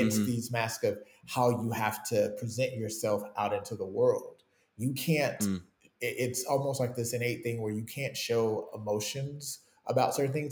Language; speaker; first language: English; native; English